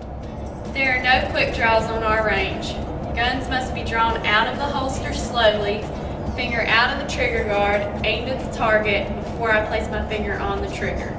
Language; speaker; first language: English; native; English